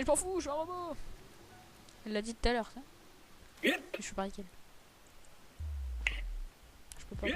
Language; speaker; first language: French; native; French